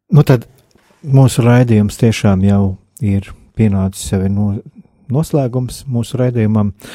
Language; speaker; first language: Latvian; native; Latvian